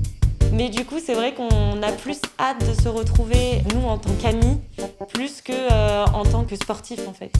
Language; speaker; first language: French; native; French